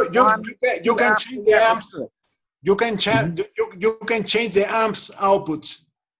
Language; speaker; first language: English; non-native, learner; Spanish